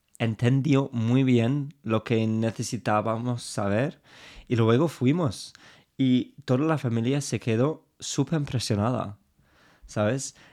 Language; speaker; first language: Spanish; non-native, fluent; English